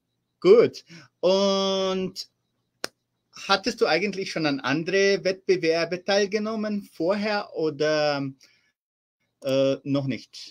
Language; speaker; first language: German; early bilingual, heritage; German